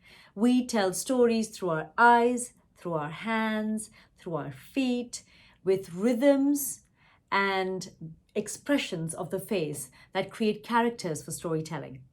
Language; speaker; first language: English; non-native, local second language; Tamil